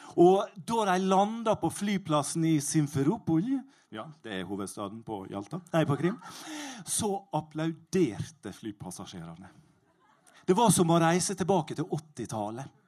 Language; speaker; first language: Norwegian; native; Norwegian